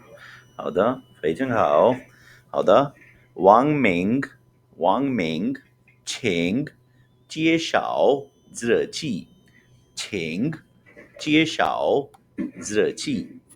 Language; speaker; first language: Chinese; non-native, fluent; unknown